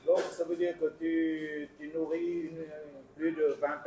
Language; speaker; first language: French; non-native, fluent; Vietnamese